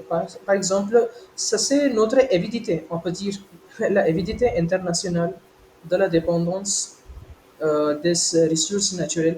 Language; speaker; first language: French; non-native, learner; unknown